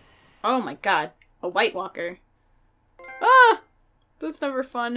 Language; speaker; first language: English; native; English